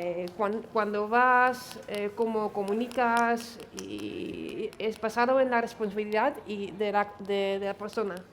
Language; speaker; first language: Spanish; non-native, fluent; Dutch